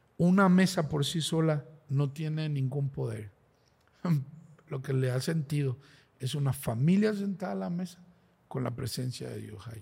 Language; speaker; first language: Spanish; native; Spanish